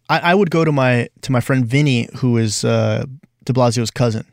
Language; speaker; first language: English; native; English